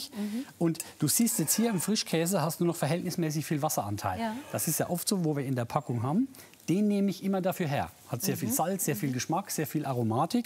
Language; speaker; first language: German; native; German